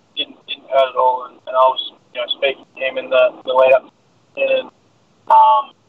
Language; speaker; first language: English; native; English